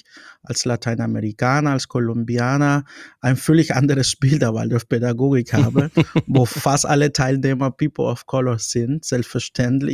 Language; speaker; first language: German; non-native, fluent; Spanish